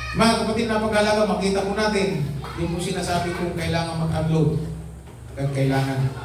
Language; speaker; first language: Filipino; non-native, local second language; Bikol